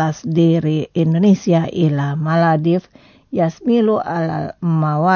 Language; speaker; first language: Arabic; non-native, fluent; Indonesian